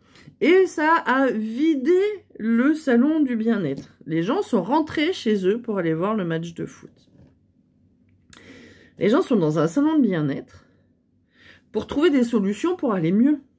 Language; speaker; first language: French; native; French